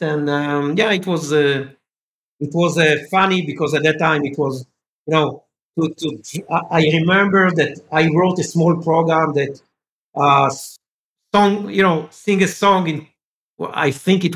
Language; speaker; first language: English; non-native, fluent; French